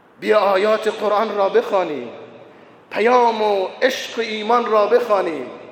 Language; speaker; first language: Persian; non-native, local second language; Baluchi